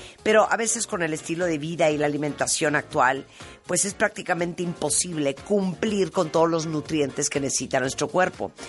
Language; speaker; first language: Spanish; native; Spanish